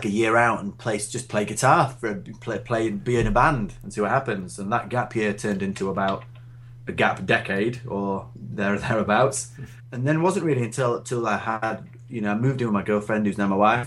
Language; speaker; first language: English; native; English